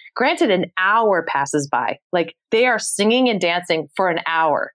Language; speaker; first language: English; native; English